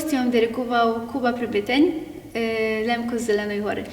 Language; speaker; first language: Polish; non-native, local second language; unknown